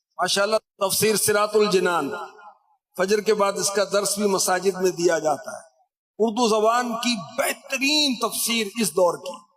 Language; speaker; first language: Urdu; non-native, local second language; Punjabi